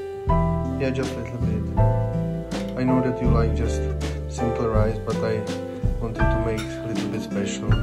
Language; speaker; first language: English; non-native, fluent; Czech